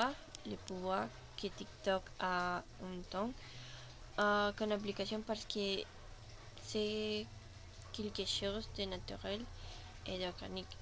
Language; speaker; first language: French; non-native, learner; Spanish